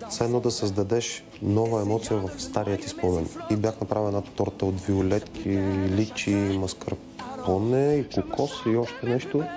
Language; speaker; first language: Bulgarian; native; Bulgarian